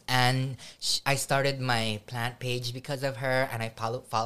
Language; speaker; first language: English; early bilingual, other home language; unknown